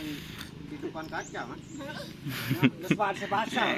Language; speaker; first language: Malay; non-native, local second language; Madurese